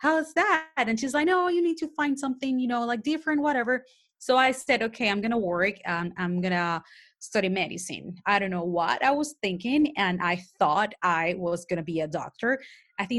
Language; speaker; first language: English; non-native, fluent; Spanish